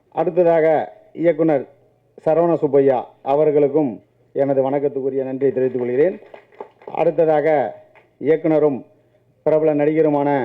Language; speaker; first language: Tamil; native; Tamil